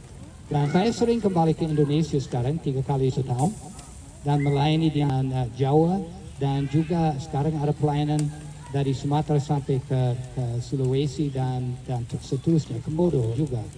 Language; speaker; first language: Indonesian; non-native, fluent; English